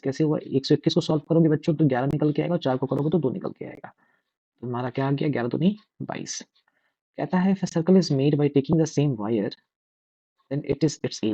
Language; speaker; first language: Hindi; native; Hindi